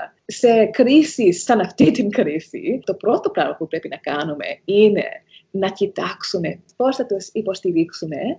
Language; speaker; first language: Greek; early bilingual, heritage; Greek